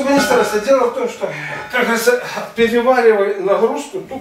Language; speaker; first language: Russian; native; Russian